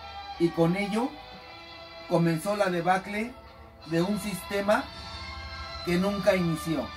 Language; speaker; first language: Spanish; native; Spanish